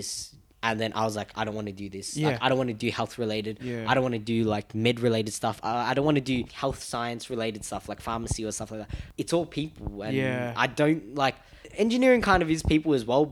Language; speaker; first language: English; non-native, local second language; Vietnamese